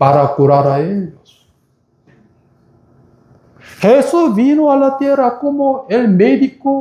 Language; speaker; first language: Spanish; non-native, fluent; Korean